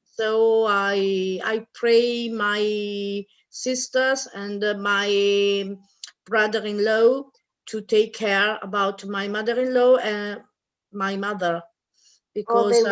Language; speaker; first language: English; non-native, learner; Italian